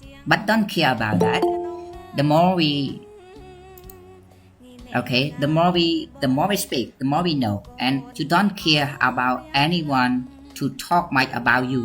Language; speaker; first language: English; non-native, learner; Khmer